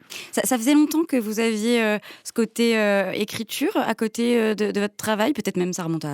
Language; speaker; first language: French; native; French